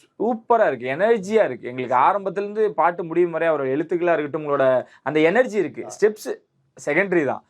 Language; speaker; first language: Tamil; native; Tamil